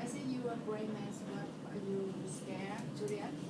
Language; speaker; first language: English; non-native, learner; Vietnamese